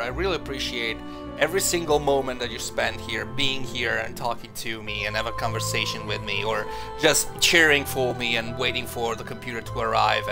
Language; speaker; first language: English; non-native, fluent; Italian